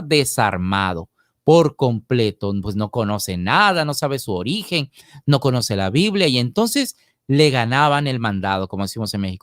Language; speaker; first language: Spanish; native; Spanish